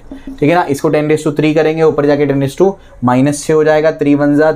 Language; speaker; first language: Hindi; native; Hindi